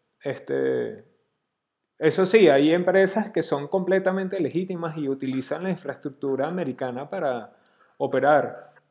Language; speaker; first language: Spanish; native; Spanish